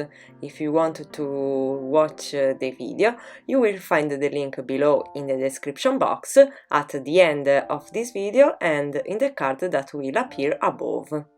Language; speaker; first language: English; non-native, fluent; Italian